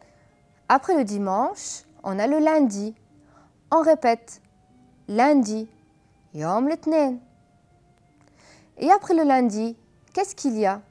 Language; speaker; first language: French; non-native, fluent; Arabic